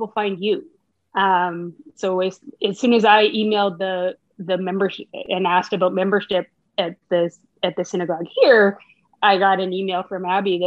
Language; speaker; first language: English; native; English